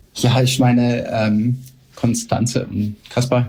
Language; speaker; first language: German; non-native, fluent; English